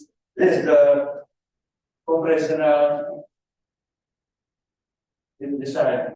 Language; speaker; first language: English; non-native, learner; Indonesian